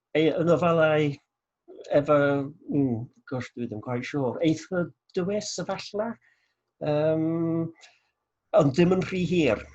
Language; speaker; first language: Welsh; non-native, local second language; English